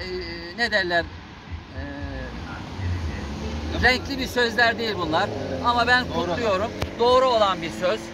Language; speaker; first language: Turkish; native; Turkish